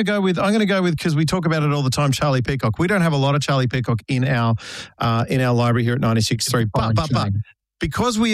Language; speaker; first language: English; native; English